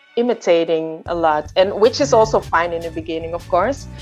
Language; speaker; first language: English; early bilingual, other home language; Indonesian